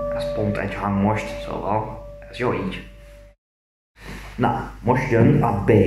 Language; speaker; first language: Hungarian; non-native, learner; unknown